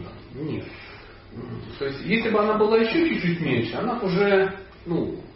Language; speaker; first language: Russian; native; Russian